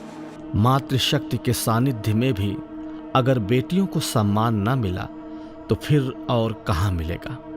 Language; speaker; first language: Hindi; native; Hindi